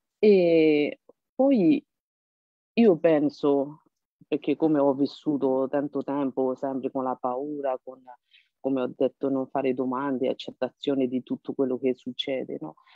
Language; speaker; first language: Italian; non-native, fluent; Burmese